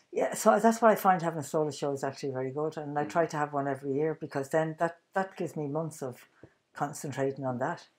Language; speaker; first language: English; native; English